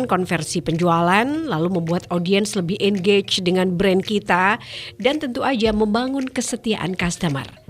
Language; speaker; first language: Indonesian; native; Indonesian